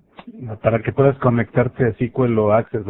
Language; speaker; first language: Spanish; native; Spanish